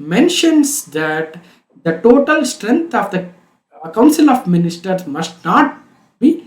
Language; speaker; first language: English; non-native, local second language; Kannada